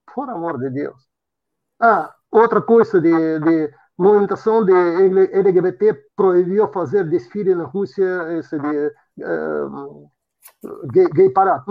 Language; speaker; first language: Portuguese; non-native, fluent; Russian